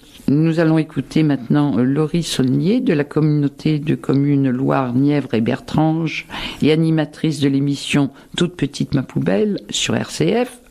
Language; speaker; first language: French; native; French